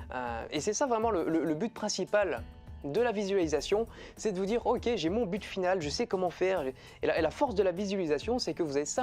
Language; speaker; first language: French; native; French